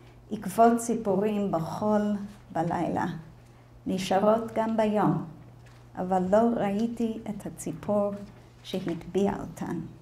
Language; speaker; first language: Hebrew; non-native, fluent; English